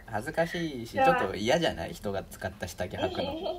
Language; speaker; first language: Japanese; native; Japanese